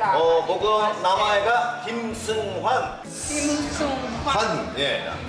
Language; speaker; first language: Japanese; non-native, learner; Korean